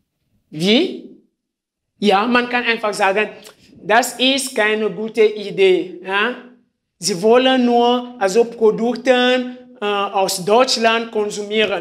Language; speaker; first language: German; non-native, fluent; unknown